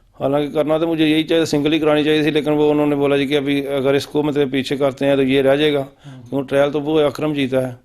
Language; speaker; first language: Urdu; non-native, local second language; Punjabi